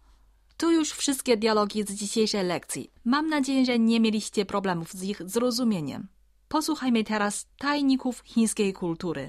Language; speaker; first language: Polish; non-native, fluent; Chinese